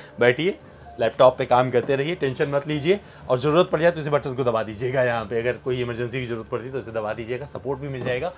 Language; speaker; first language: Hindi; native; Hindi